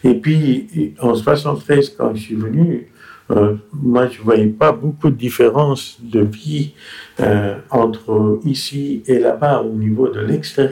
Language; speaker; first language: French; non-native, fluent; Persian